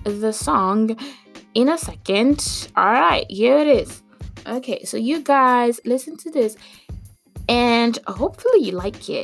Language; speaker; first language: English; non-native, local second language; Igbo